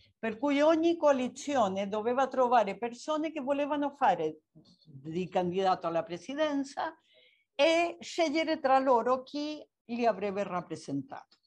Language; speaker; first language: Italian; non-native, fluent; Spanish